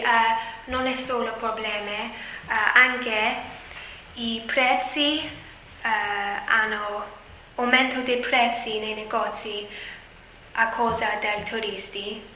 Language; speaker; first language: Italian; non-native, learner; English